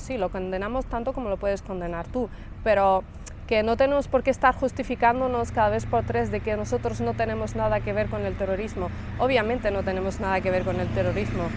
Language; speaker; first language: Spanish; early bilingual, other home language; Arabic